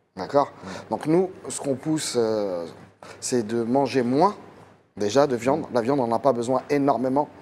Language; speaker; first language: French; native; French